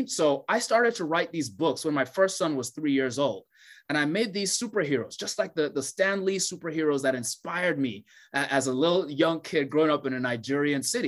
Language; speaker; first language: English; non-native, local second language; Yoruba